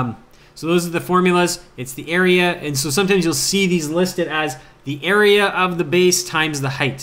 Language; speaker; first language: English; native; English